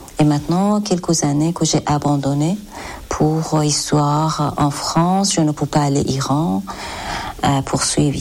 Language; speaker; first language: French; non-native, learner; Persian